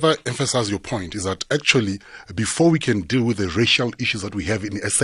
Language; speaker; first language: English; non-native, local second language; Tsonga